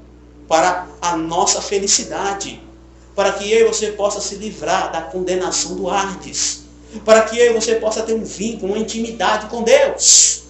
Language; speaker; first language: Portuguese; native; Portuguese